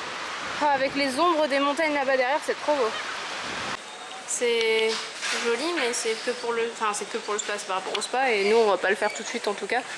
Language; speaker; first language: French; native; French